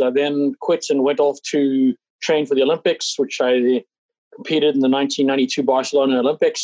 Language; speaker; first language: English; native; English